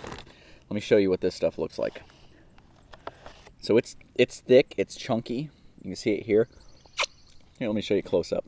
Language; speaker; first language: English; native; English